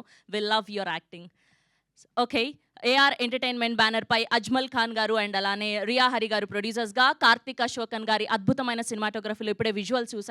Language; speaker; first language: Telugu; native; Telugu